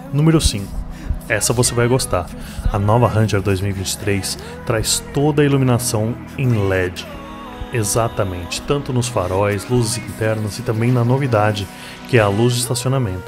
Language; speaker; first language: Portuguese; native; Portuguese